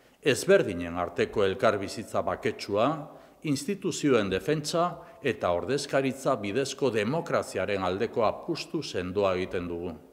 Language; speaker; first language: Basque; non-native, local second language; Spanish